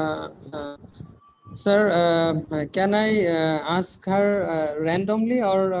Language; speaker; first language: English; non-native, learner; Bangla